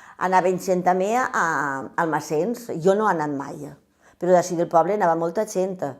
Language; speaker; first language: Catalan; native; Catalan